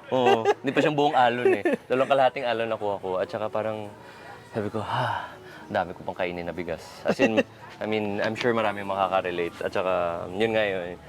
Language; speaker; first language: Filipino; non-native, local second language; Hiligaynon